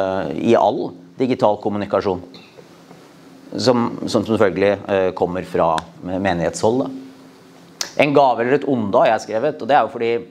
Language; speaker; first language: Norwegian; native; Norwegian